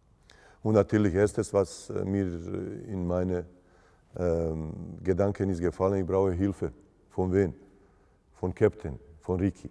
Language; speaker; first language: German; non-native, fluent; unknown